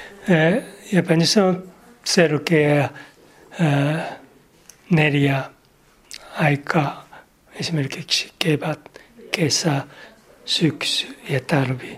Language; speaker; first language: Finnish; non-native, learner; Japanese